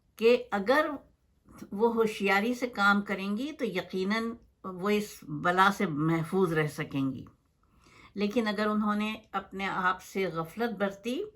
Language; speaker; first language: Urdu; native; Urdu